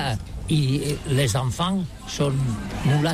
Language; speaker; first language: French; non-native, learner; Catalan